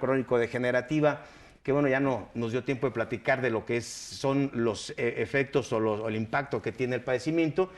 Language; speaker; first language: Spanish; native; Spanish